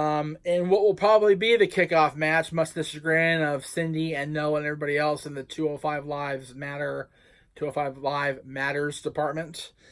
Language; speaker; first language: English; native; English